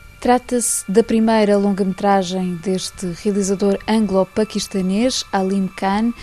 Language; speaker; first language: Portuguese; native; Portuguese